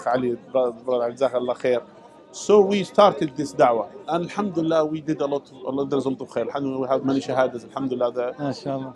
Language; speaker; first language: English; non-native, fluent; Arabic